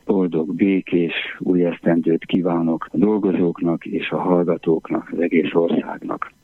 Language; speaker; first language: Hungarian; native; Hungarian